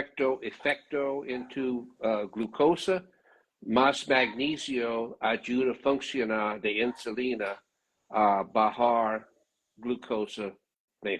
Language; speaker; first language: Spanish; non-native, learner; English